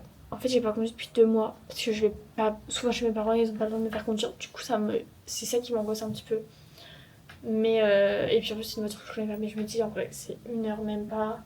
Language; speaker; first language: French; native; French